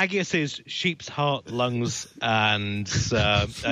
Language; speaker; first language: English; native; English